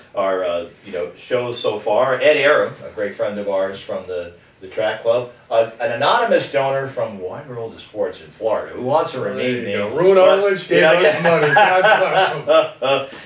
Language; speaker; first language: English; native; English